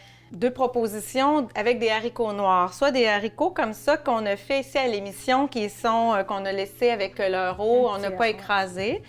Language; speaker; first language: French; native; French